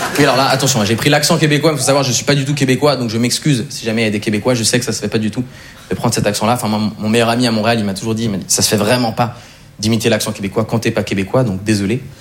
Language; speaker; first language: French; native; French